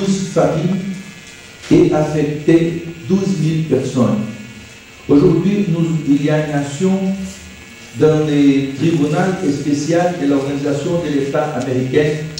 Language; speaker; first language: French; non-native, learner; Portuguese